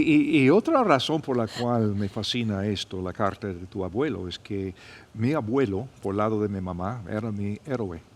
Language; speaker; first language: Spanish; non-native, fluent; English